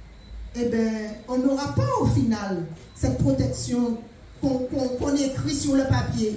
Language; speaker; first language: French; native; French